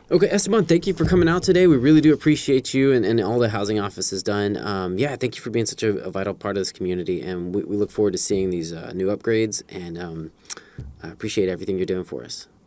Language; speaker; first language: English; native; English